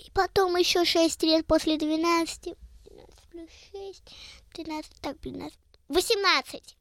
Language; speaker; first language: Russian; early bilingual, heritage; Russian